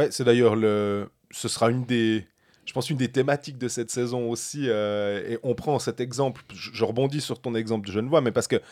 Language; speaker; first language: French; native; French